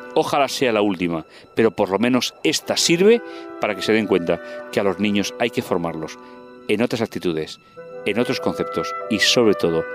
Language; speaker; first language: Spanish; native; Spanish